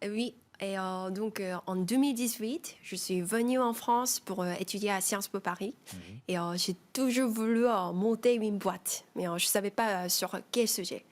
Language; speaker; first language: French; non-native, fluent; Korean